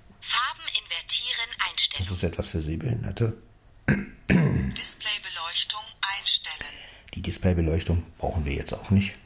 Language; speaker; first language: German; native; German